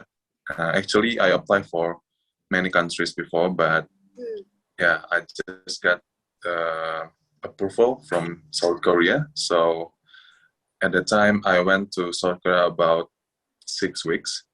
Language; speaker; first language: English; non-native, fluent; Indonesian